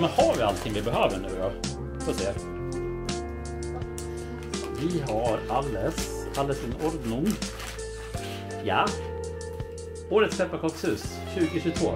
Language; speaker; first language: Swedish; native; Swedish